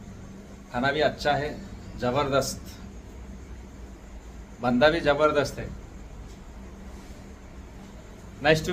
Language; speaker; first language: Hindi; non-native, learner; Bangla